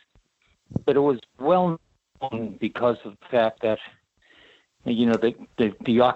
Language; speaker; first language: English; native; English